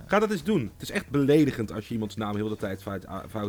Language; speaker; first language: Dutch; native; Dutch